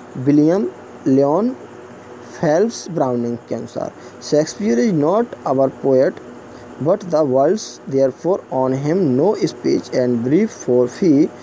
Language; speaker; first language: English; non-native, local second language; Hindi